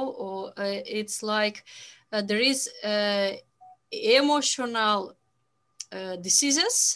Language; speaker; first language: English; non-native, fluent; Romanian